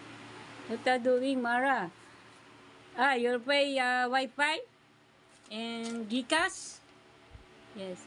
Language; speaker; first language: English; non-native, learner; Filipino